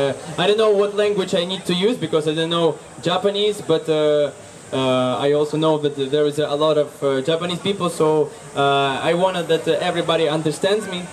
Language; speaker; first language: English; non-native, learner; Ukrainian